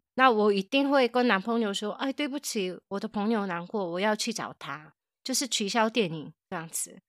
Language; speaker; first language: Chinese; non-native, fluent; Korean